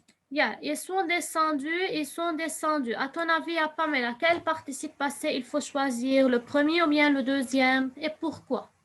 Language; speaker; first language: French; non-native, fluent; Arabic